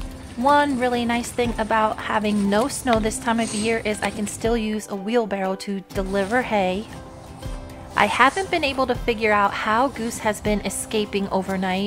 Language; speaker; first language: English; native; English